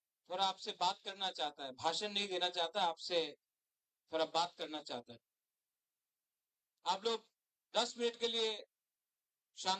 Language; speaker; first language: Hindi; non-native, local second language; Kok Borok